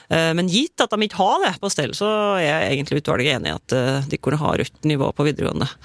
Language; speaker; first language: Norwegian; native; Norwegian